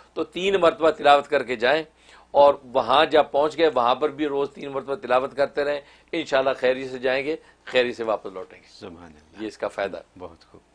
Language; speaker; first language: Hindi; non-native, local second language; Kashmiri